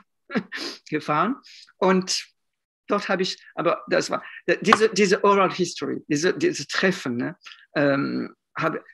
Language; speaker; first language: German; non-native, fluent; French